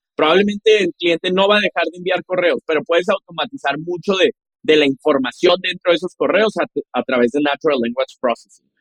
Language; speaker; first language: Spanish; native; Spanish